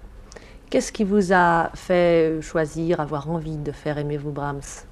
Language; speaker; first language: French; native; French